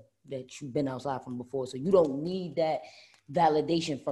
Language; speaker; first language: English; native; English